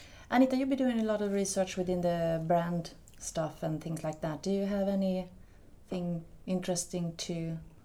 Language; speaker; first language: English; non-native, fluent; Swedish